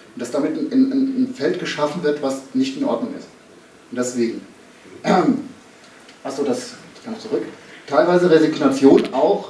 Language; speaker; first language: German; native; German